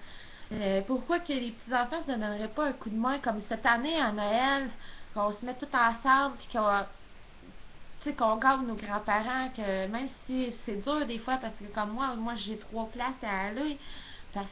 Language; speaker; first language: French; native; French